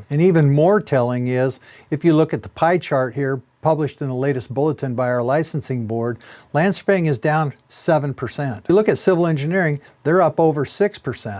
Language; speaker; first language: English; native; English